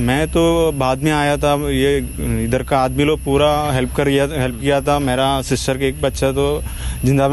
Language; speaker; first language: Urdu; non-native, local second language; Malayalam